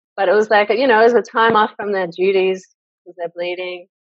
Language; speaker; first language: English; native; English